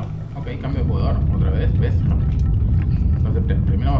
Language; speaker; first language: Spanish; native; Spanish